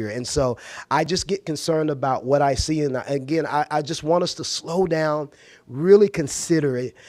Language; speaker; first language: English; native; English